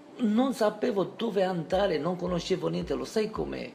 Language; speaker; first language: Italian; non-native, fluent; Romanian